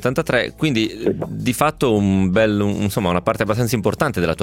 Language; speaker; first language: Italian; native; Italian